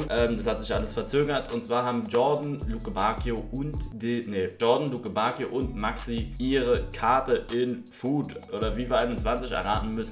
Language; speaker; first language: German; native; German